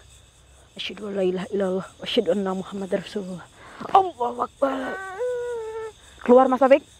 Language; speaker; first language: Indonesian; native; Indonesian